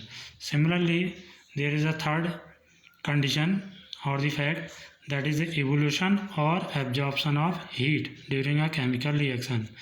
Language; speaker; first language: English; non-native, local second language; Hindi